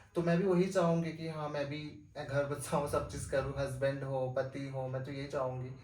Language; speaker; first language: Hindi; non-native, local second language; Nepali